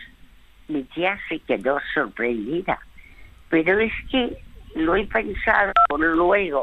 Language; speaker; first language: Spanish; early bilingual, other home language; French